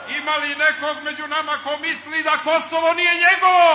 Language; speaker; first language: Serbian; native; Serbian